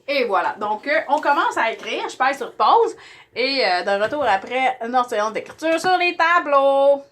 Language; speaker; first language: French; native; French